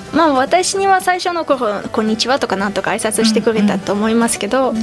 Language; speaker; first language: Japanese; non-native, fluent; Uzbek